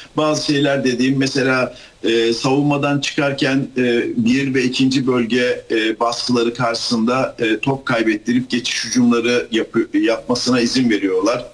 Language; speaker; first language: Turkish; native; Turkish